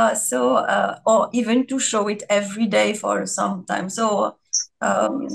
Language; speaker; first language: English; non-native, fluent; French